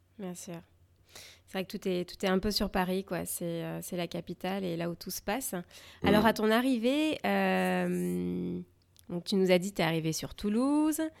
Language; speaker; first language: French; native; French